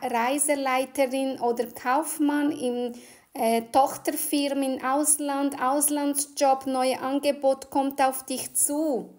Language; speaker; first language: German; non-native, fluent; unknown